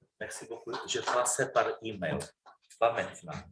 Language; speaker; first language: French; non-native, fluent; Czech